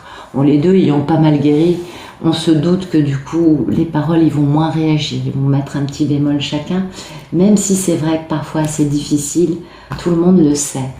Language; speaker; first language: French; native; French